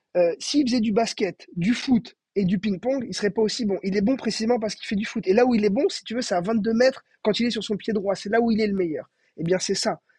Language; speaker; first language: French; native; French